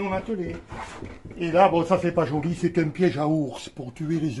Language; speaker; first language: French; native; French